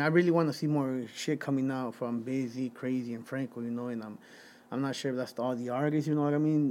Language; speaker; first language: English; early bilingual, other home language; Spanish